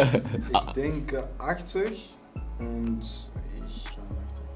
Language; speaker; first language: German; non-native, learner; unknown